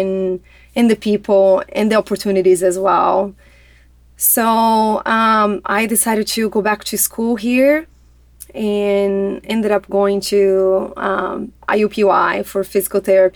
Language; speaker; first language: English; non-native, fluent; Portuguese